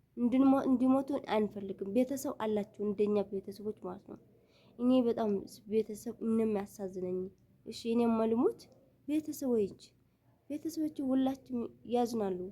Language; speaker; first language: Amharic; non-native, local second language; Tigrinya